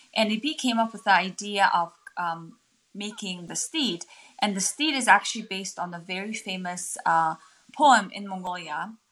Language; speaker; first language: English; non-native, fluent; Mongolian